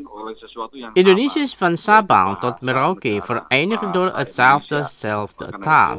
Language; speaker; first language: Dutch; non-native, learner; Indonesian